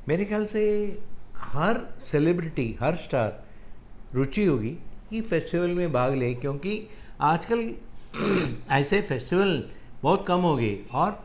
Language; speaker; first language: Hindi; non-native, local second language; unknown